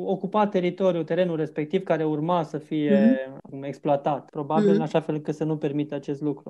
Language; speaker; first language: Romanian; native; Romanian